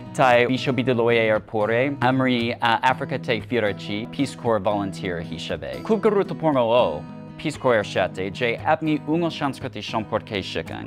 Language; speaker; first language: Bangla; non-native, learner; English